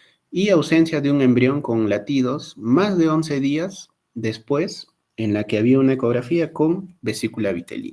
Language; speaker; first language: Spanish; native; Spanish